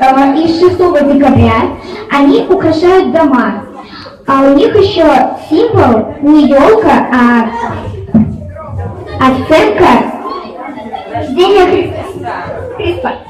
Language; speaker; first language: Russian; native; Russian